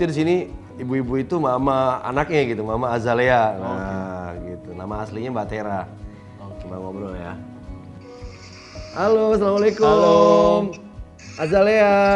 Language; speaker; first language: Indonesian; native; Indonesian